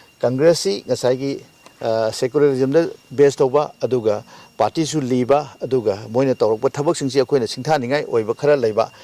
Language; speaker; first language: Manipuri; native; Manipuri